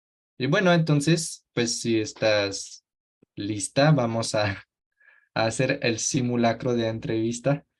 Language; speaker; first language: Spanish; non-native, fluent; French